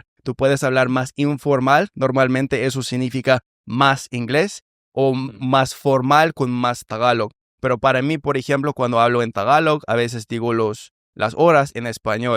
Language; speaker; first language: Spanish; non-native, fluent; English